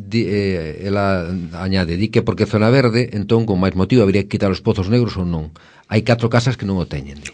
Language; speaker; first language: Galician; non-native, local second language; Spanish